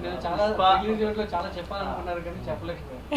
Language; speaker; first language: Telugu; native; Telugu